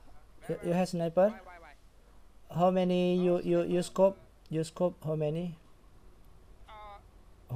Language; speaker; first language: English; non-native, learner; Indonesian